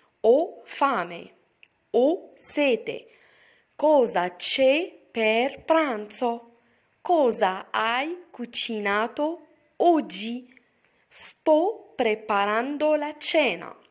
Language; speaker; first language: Italian; non-native, fluent; Arabic